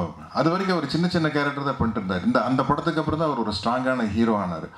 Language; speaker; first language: Tamil; native; Tamil